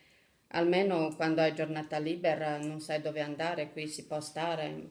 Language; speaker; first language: Italian; non-native, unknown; Romanian